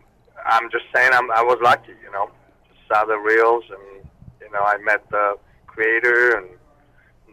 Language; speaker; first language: English; non-native, fluent; Armenian